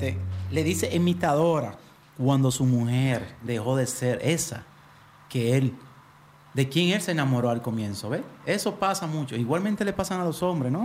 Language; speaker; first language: Spanish; native; Spanish